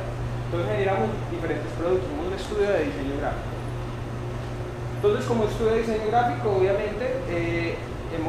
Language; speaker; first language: Spanish; native; Spanish